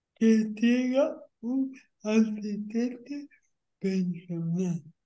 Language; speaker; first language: Spanish; native; Spanish